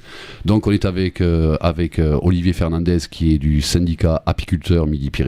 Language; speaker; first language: French; native; French